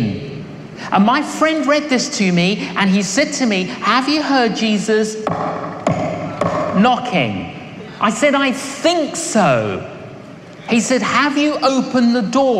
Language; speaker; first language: English; native; English